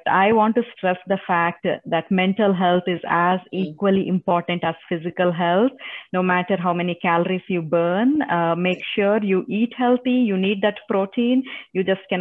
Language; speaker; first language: English; non-native, local second language; Telugu